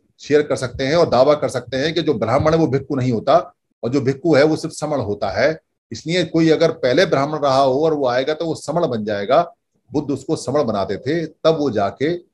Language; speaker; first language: Hindi; native; Hindi